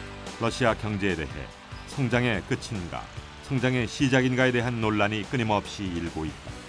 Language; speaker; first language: Korean; native; Korean